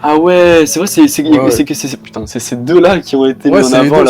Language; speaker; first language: French; native; French